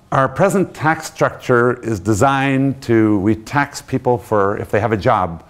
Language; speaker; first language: English; native; English